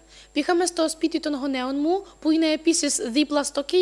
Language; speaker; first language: Greek; non-native, fluent; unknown